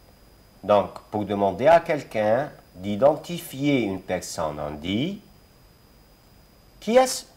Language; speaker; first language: French; non-native, fluent; Arabic